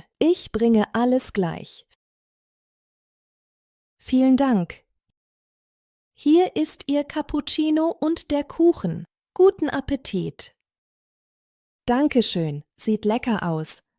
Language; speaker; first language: German; non-native, fluent; Bosnian